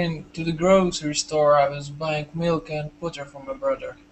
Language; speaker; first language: English; non-native, learner; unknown